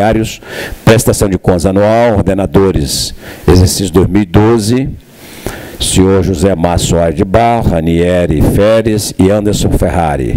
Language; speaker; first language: Portuguese; native; Portuguese